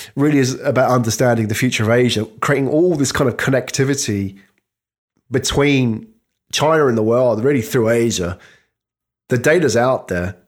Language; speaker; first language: English; native; English